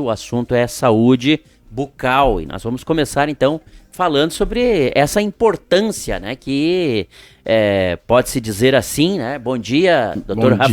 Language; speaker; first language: Portuguese; native; Portuguese